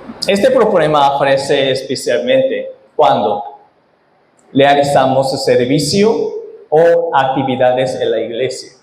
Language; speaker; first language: Spanish; non-native, fluent; Korean